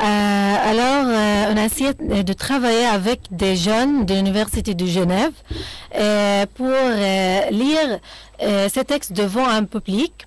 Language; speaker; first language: French; non-native, fluent; Arabic